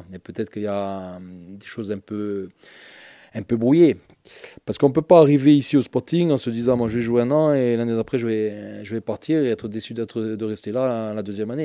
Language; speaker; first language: French; native; French